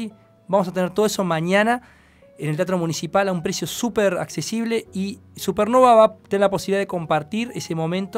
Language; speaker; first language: Spanish; native; Spanish